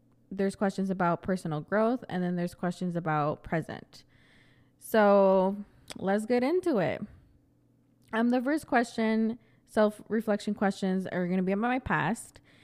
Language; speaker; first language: English; early bilingual, other home language; Spanish